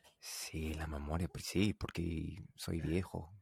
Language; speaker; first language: Spanish; non-native, learner; English